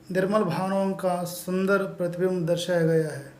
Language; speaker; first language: Hindi; non-native, local second language; Telugu